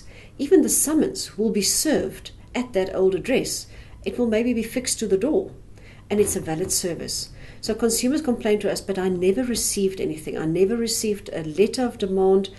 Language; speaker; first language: English; native; English